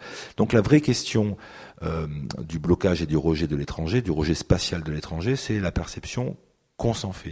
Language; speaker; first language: French; native; French